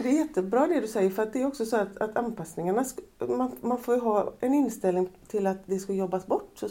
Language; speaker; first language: Swedish; native; Swedish